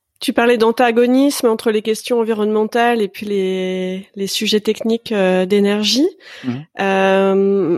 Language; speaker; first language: French; native; French